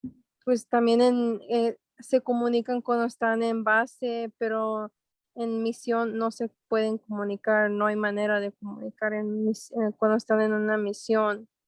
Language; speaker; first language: Spanish; early bilingual, heritage; Spanish